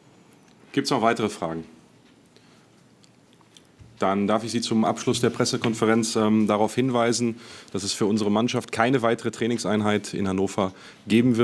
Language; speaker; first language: German; native; German